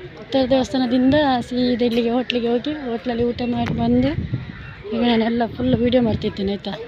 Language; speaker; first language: Kannada; non-native, local second language; Tulu